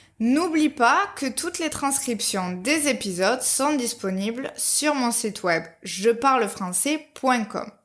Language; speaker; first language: French; native; French